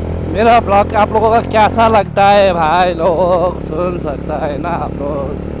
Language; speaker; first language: Hindi; non-native, learner; Nepali